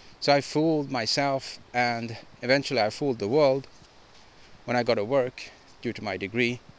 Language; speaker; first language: English; non-native, fluent; Swedish